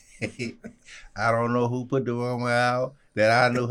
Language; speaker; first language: English; native; English